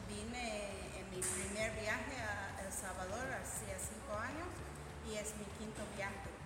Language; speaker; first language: Spanish; non-native, learner; English